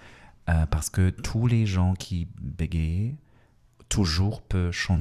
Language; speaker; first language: French; non-native, learner; Russian